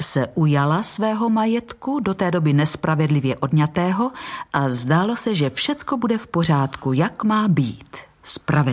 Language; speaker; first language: Czech; native; Czech